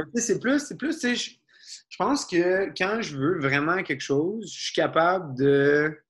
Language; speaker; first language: French; native; French